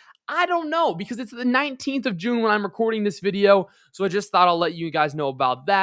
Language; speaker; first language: English; native; English